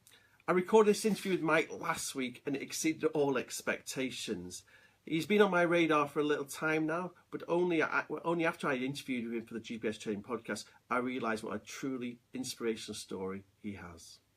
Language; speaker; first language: English; native; English